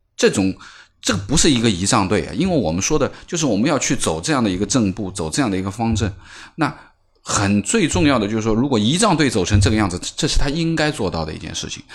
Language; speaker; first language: Chinese; native; Chinese